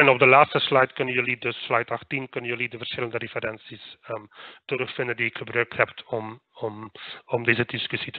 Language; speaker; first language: Dutch; native; Dutch